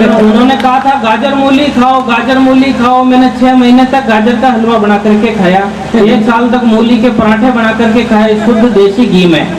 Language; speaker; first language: Hindi; native; Hindi